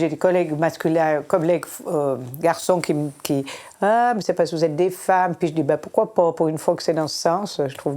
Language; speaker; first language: French; native; French